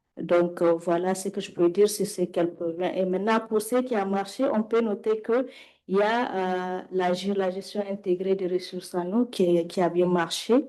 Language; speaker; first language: French; non-native, local second language; Wolof